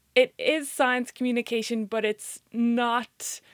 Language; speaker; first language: English; native; English